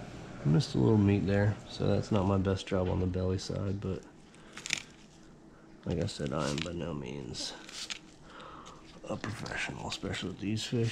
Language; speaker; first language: English; native; English